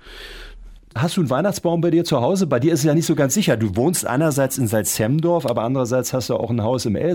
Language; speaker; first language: German; native; German